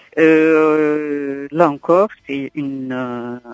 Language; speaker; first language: French; non-native, local second language; Arabic